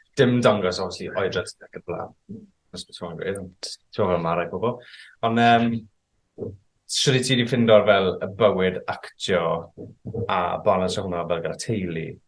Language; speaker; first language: Welsh; native; Welsh